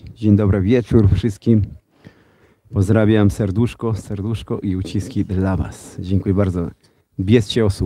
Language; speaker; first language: Polish; non-native, learner; Spanish